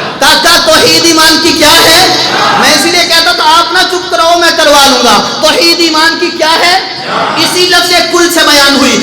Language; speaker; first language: Urdu; non-native, local second language; Punjabi